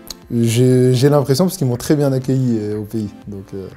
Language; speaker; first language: French; native; French